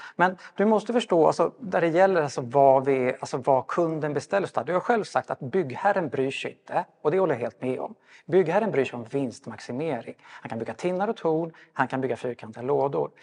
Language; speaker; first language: Swedish; native; Swedish